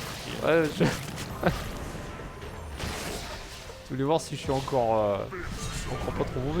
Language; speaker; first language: French; native; French